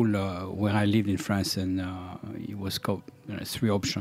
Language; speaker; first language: English; non-native, fluent; French